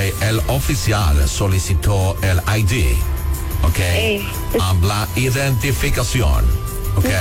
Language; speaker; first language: Spanish; non-native, learner; English